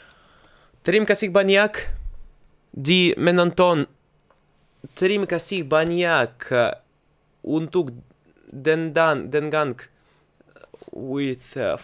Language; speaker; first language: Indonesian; non-native, learner; Russian